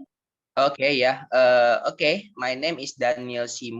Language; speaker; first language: English; non-native, learner; Indonesian